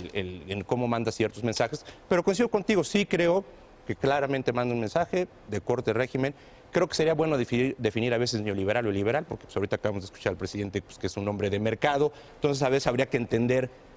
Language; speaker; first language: Spanish; native; Spanish